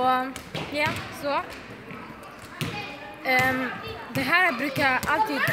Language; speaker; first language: Swedish; early bilingual, other home language; Arabic